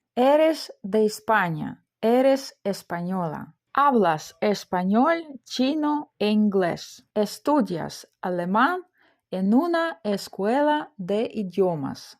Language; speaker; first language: Spanish; non-native, fluent; Ukrainian